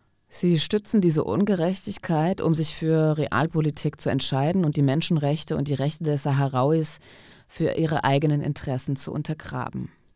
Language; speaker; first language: German; non-native, fluent; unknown